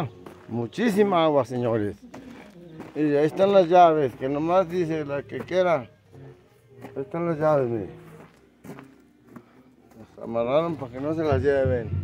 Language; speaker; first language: Spanish; native; Spanish